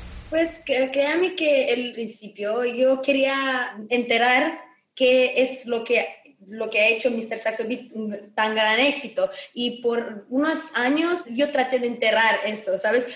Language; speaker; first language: Spanish; non-native, fluent; Romanian